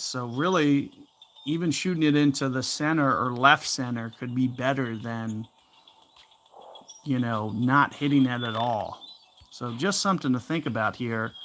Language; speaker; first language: English; native; English